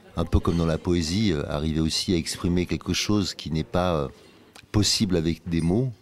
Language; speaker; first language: French; native; French